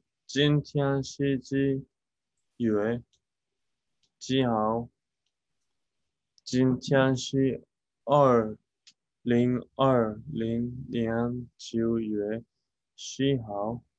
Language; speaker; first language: Chinese; non-native, learner; Korean